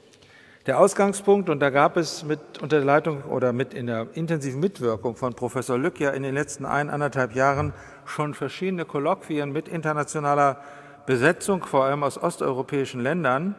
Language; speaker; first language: German; native; German